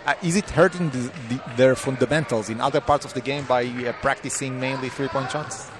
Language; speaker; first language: English; non-native, fluent; Hebrew